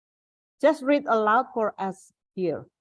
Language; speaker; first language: English; non-native, fluent; Indonesian